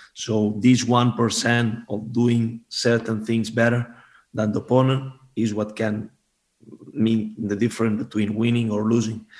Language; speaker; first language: English; non-native, fluent; Spanish